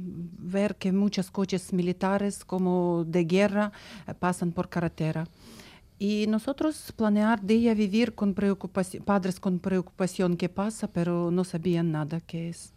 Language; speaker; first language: Spanish; non-native, learner; Ukrainian